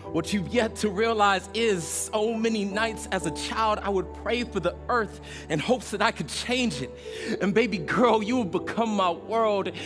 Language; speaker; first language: English; native; English